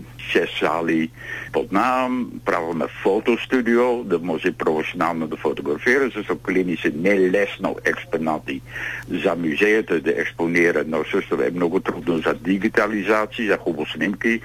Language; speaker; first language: Bulgarian; non-native, learner; Dutch